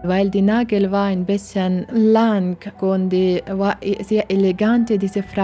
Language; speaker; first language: German; non-native, learner; Persian